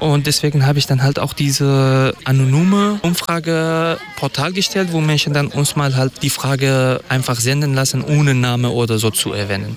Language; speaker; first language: German; non-native, fluent; Kurdish